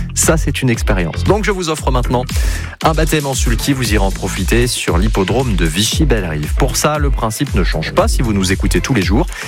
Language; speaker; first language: French; native; French